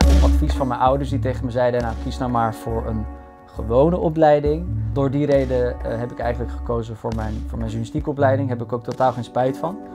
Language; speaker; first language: Dutch; early bilingual, other home language; Bosnian